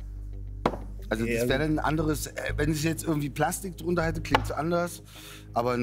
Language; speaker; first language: German; native; German